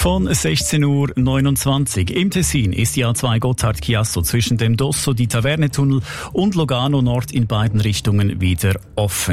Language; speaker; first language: German; native; German